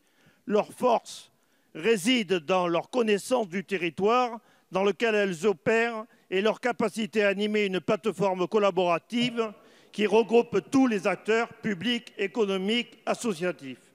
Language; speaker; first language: French; native; French